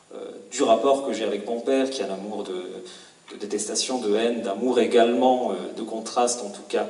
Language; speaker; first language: French; native; French